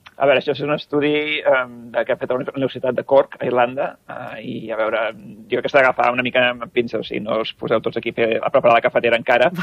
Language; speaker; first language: Catalan; native; Catalan